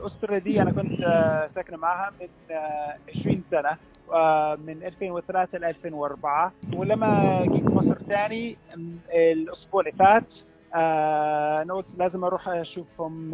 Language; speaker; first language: Arabic; non-native, fluent; English